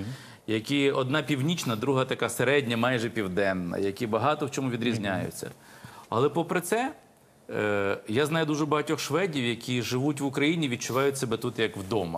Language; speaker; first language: Ukrainian; native; Ukrainian